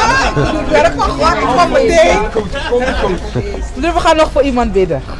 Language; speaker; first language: Dutch; non-native, fluent; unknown